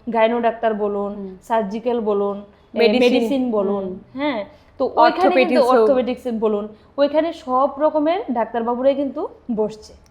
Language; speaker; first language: Bangla; native; Bangla